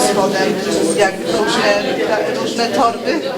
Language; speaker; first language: Polish; native; Polish